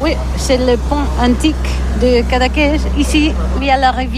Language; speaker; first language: French; non-native, learner; Catalan